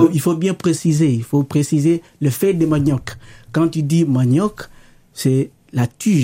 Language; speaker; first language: French; non-native, local second language; Lingala